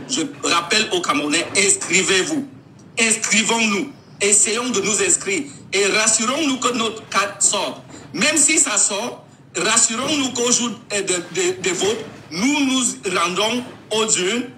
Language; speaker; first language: French; non-native, local second language; English